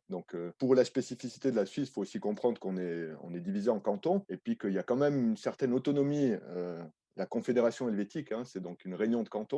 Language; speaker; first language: French; native; French